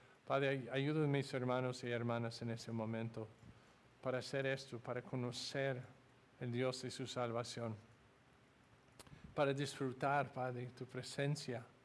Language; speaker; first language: Spanish; non-native, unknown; English